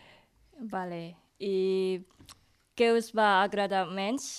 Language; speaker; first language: Catalan; non-native, learner; Indonesian